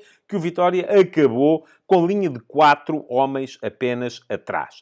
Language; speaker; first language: Portuguese; native; Portuguese